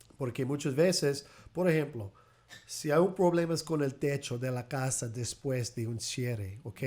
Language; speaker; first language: Spanish; early bilingual, heritage; Spanish